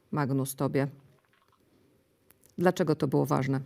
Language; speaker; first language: Polish; native; Polish